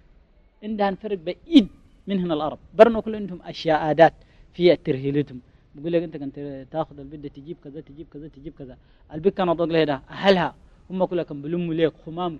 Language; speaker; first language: Arabic; native; Arabic